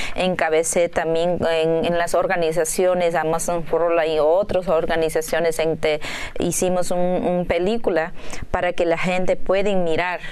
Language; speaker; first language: Spanish; native; Spanish